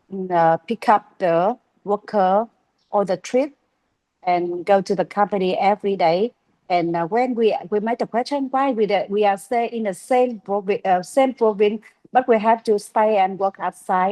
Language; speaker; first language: English; non-native, learner; Vietnamese